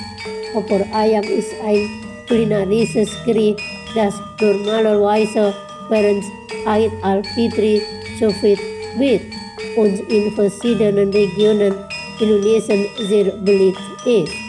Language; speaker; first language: German; non-native, fluent; Indonesian